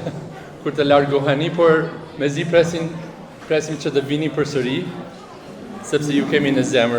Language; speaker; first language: Albanian; non-native, fluent; English